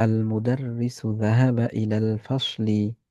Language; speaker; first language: Arabic; non-native, fluent; Bangla